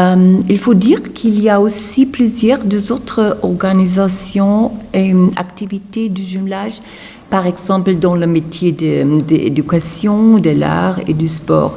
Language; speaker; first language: French; non-native, fluent; German